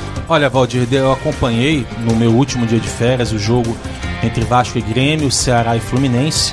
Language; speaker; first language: Portuguese; native; Portuguese